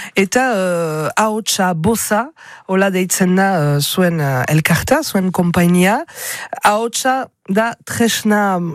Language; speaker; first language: Basque; native; Basque